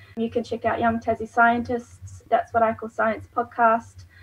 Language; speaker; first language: English; native; English